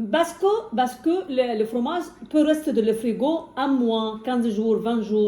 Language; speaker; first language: French; non-native, fluent; Arabic